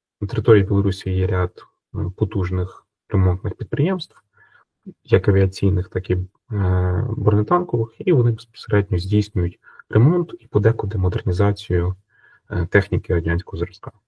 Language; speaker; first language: Ukrainian; native; Ukrainian